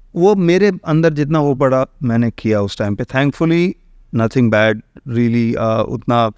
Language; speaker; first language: Hindi; native; Hindi